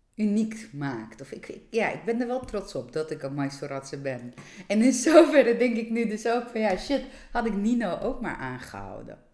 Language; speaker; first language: Dutch; non-native, fluent; Russian